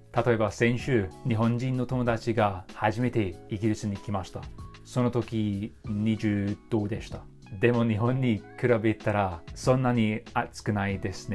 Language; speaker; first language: Japanese; non-native, fluent; English